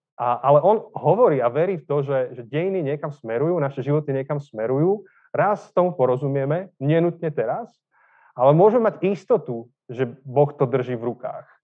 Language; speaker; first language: Slovak; native; Slovak